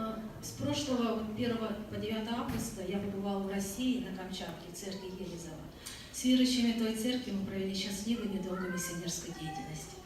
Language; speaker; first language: Russian; native; Russian